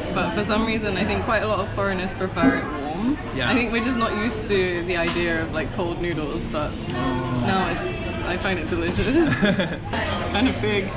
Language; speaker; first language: English; native; English